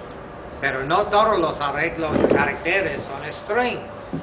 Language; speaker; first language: Spanish; non-native, fluent; English